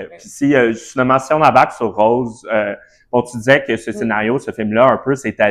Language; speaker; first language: French; native; French